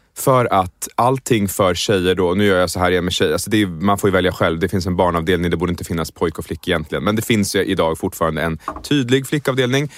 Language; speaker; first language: Swedish; native; Swedish